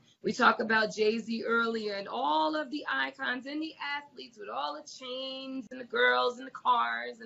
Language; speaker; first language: English; native; English